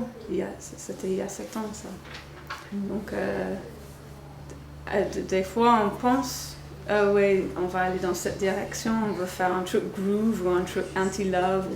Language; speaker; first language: French; non-native, fluent; English